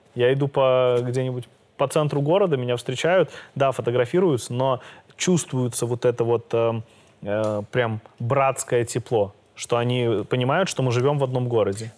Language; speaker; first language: Russian; native; Russian